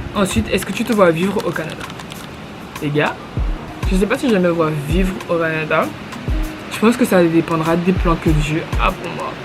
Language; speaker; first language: French; native; French